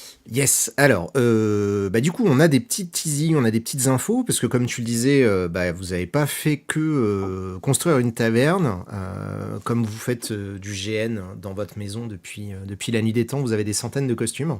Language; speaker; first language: French; native; French